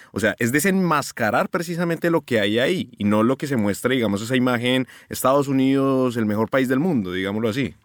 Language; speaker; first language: Spanish; native; Spanish